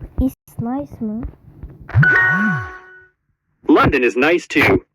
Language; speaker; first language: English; non-native, learner; Turkish